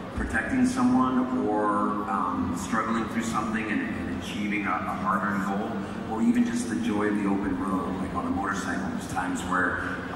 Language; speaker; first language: English; native; English